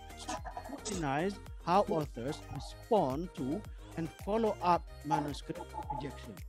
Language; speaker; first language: English; non-native, fluent; Indonesian